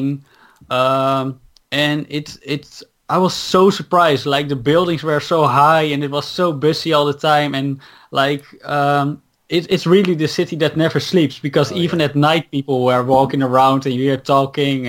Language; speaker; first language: English; non-native, fluent; Dutch